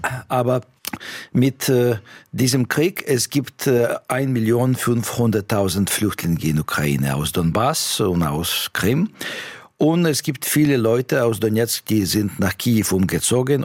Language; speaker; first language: German; non-native, fluent; Russian